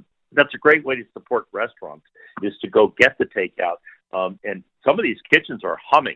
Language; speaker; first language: English; native; English